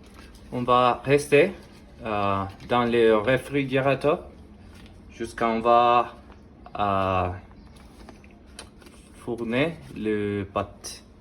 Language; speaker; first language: French; non-native, learner; Spanish